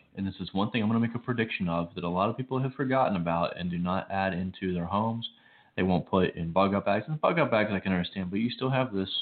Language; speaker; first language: English; native; English